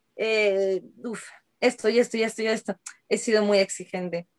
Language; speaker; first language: Spanish; native; Spanish